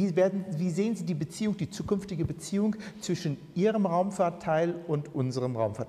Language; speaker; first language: German; native; German